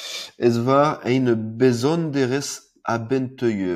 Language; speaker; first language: German; non-native, learner; French